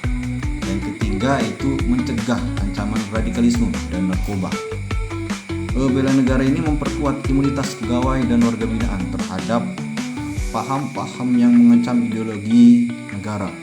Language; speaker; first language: Indonesian; native; Indonesian